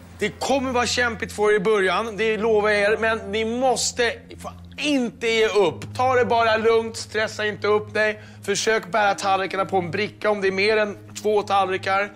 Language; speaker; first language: Swedish; native; Swedish